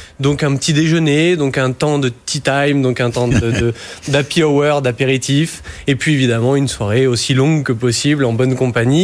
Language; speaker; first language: French; native; French